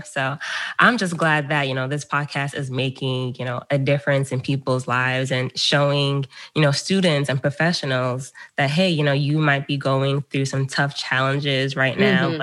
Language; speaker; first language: English; native; English